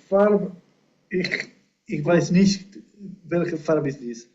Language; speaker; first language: German; non-native, learner; Spanish